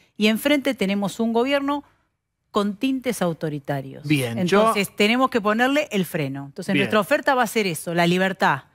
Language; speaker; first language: Spanish; native; Spanish